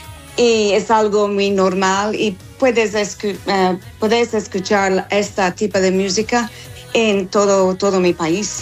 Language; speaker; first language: Spanish; non-native, learner; English